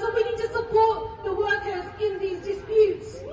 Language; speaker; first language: English; native; English